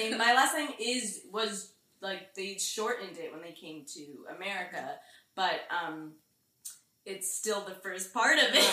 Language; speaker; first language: English; native; English